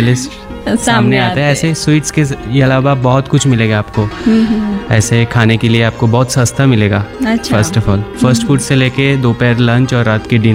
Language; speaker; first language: Hindi; non-native, local second language; Bangla